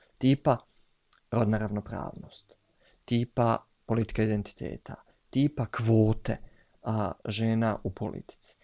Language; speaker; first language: Bosnian; native; Bosnian